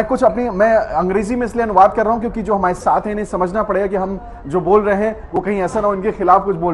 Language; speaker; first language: Hindi; native; Hindi